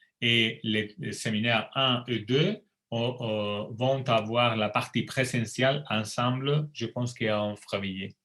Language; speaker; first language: French; non-native, fluent; Spanish